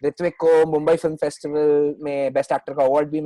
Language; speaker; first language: Hindi; native; Hindi